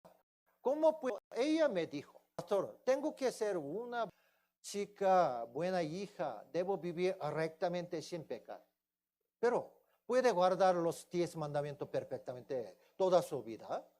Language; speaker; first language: Spanish; non-native, fluent; Korean